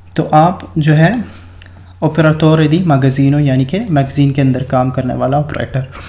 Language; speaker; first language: Urdu; non-native, local second language; Punjabi